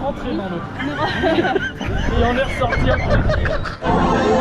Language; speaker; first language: French; native; French